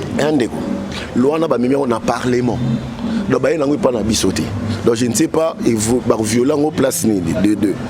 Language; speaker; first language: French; non-native, local second language; Lingala